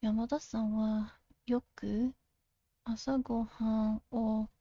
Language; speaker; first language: Japanese; non-native, learner; English